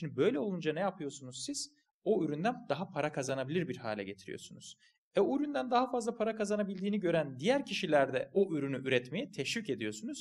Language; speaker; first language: Turkish; native; Turkish